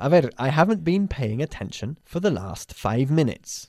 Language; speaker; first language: English; native; English